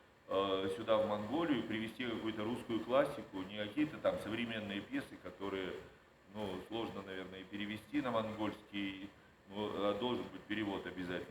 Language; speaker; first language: Russian; native; Russian